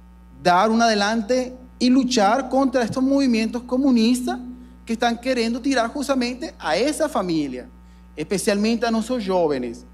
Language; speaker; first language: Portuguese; non-native, learner; Spanish